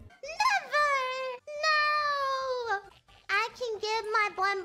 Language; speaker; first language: English; non-native, learner; Japanese